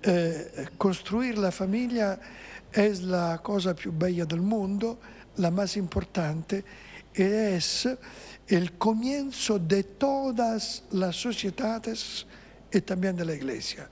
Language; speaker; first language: Spanish; non-native, fluent; Italian